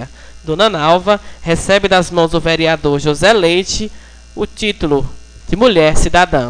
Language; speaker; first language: Portuguese; native; Portuguese